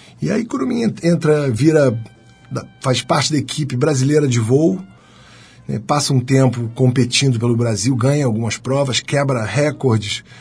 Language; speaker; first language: Portuguese; native; Portuguese